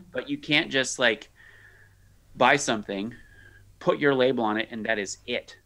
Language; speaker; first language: English; native; English